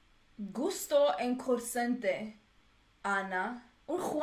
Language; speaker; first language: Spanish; non-native, learner; English